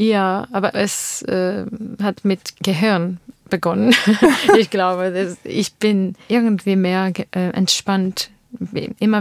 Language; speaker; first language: German; non-native, learner; Armenian